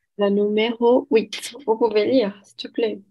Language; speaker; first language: French; non-native, learner; Portuguese